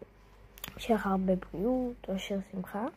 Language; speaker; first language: Hebrew; native; Hebrew